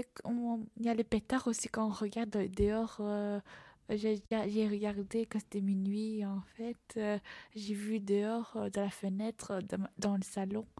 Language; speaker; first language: French; early bilingual, other home language; Turkish